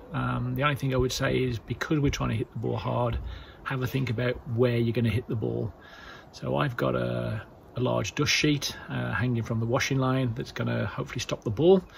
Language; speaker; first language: English; native; English